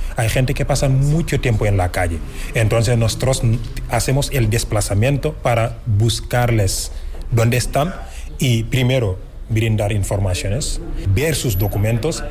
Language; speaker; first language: Spanish; non-native, fluent; Wolof